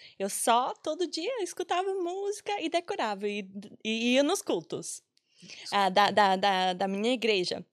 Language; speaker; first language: Portuguese; non-native, fluent; English